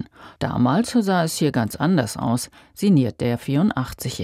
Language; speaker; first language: German; native; German